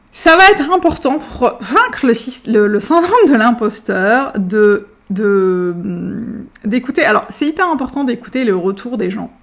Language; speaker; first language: French; native; French